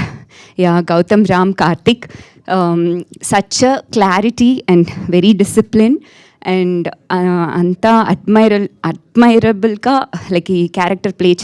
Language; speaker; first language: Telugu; non-native, learner; Tamil